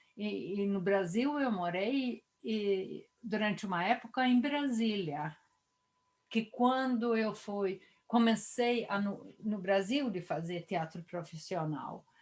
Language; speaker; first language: Portuguese; non-native, fluent; Swedish